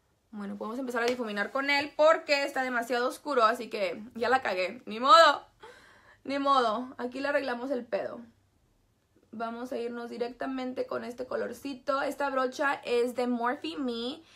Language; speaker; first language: Spanish; native; Spanish